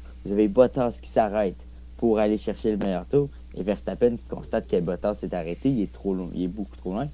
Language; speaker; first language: French; native; French